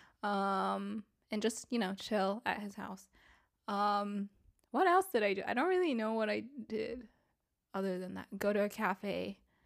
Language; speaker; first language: English; early bilingual, other home language; Japanese